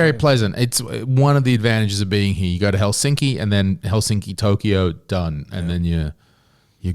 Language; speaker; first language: English; native; English